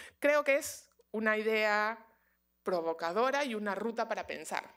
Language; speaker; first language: Spanish; native; Spanish